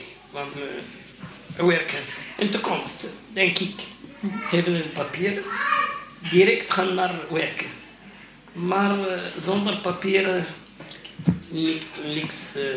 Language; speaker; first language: Dutch; non-native, learner; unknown